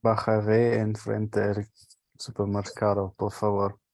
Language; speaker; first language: Spanish; non-native, learner; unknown